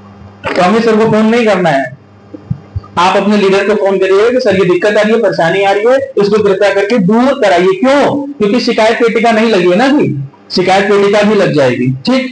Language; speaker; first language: Hindi; native; Hindi